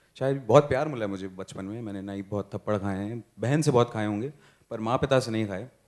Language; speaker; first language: Hindi; native; Hindi